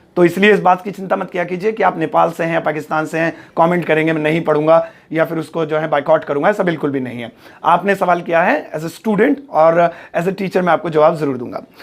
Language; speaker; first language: Hindi; native; Hindi